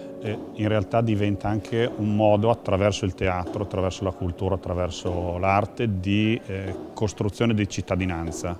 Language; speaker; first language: Italian; native; Italian